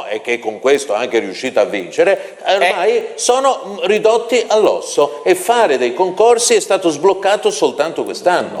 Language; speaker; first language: Italian; native; Italian